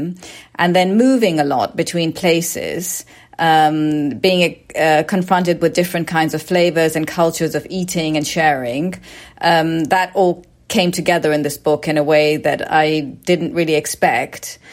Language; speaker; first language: English; native; English